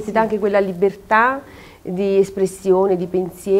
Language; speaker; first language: Italian; native; Italian